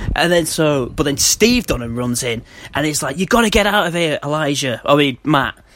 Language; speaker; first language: English; native; English